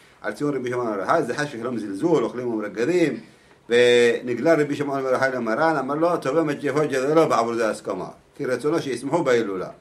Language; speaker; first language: Hebrew; native; Hebrew